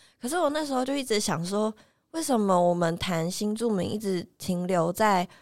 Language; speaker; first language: Chinese; native; Chinese